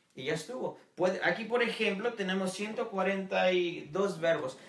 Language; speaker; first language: Spanish; native; Spanish